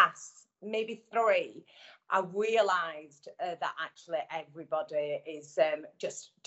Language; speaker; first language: English; native; English